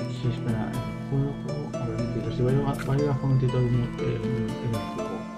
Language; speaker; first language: Spanish; native; Spanish